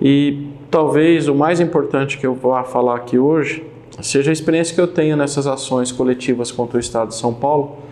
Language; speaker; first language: Portuguese; native; Portuguese